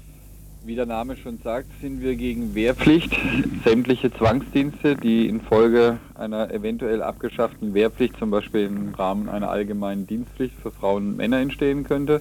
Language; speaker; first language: German; native; German